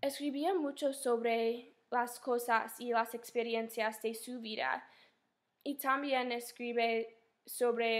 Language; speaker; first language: Spanish; non-native, fluent; English